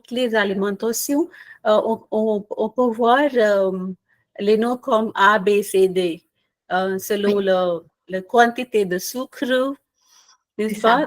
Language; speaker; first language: French; non-native, fluent; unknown